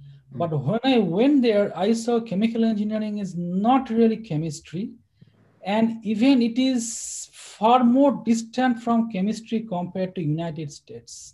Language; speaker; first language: English; non-native, local second language; Bangla